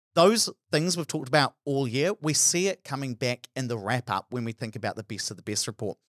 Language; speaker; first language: English; native; English